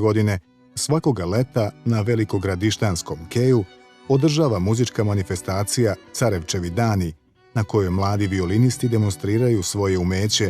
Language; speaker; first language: Bosnian; native; Bosnian